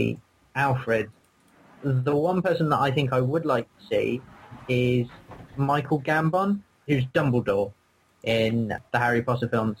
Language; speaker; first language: English; native; English